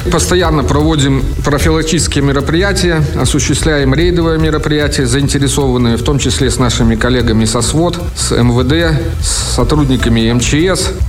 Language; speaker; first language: Russian; native; Russian